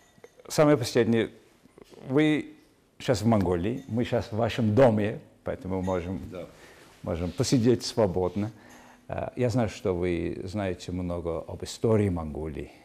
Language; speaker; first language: Russian; non-native, fluent; Mongolian